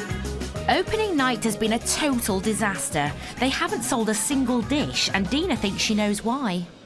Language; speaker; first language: English; native; English